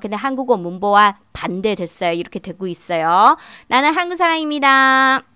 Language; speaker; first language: Korean; non-native, fluent; Chinese